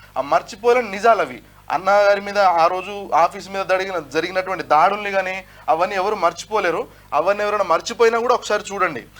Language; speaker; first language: Telugu; non-native, local second language; Lambadi